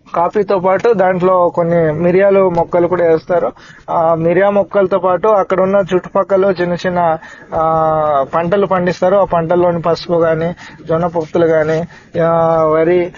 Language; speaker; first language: Telugu; non-native, local second language; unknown